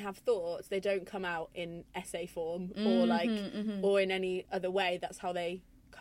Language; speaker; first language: English; native; English